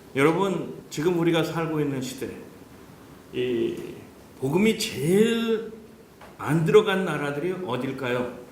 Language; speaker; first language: Korean; early bilingual, heritage; Spanish